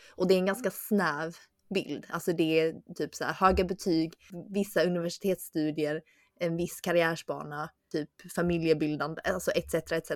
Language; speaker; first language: Swedish; early bilingual, other home language; Chinese